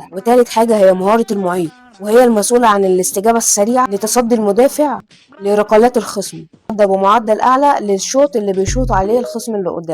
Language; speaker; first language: Arabic; native; Arabic